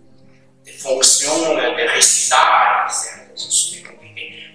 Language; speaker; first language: French; non-native, learner; Chinese